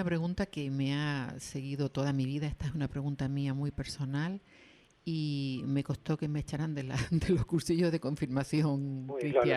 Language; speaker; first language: Spanish; native; Spanish